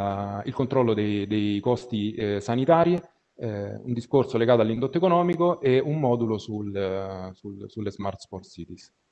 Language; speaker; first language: Italian; native; Italian